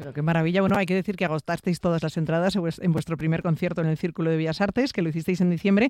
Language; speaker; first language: Spanish; native; Spanish